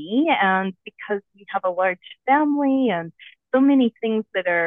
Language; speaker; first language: English; native; English